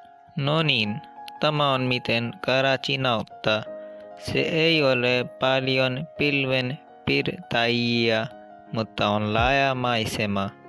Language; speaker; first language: Finnish; non-native, learner; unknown